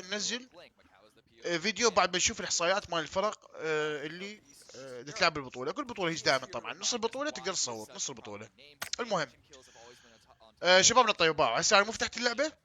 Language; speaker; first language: Arabic; native; Arabic